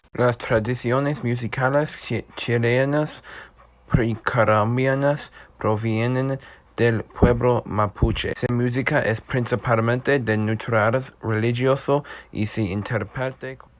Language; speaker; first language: Spanish; non-native, learner; English